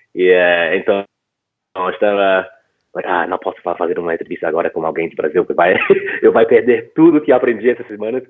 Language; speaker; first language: Portuguese; non-native, fluent; English